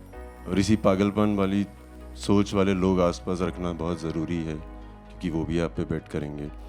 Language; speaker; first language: Hindi; native; Hindi